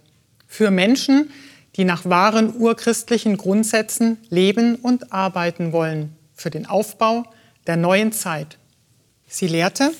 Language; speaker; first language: German; native; German